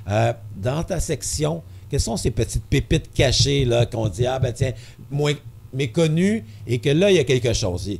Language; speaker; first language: French; native; French